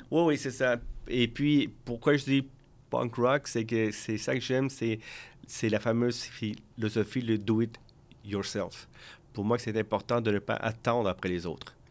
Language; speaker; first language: French; early bilingual, other home language; Spanish